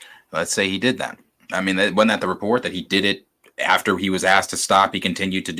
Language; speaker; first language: English; native; English